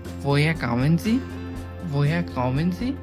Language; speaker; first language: German; non-native, learner; Bangla